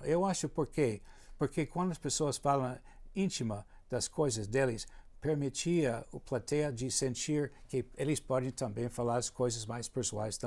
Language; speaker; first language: Portuguese; non-native, fluent; English